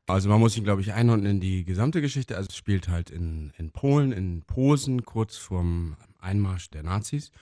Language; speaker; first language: German; native; German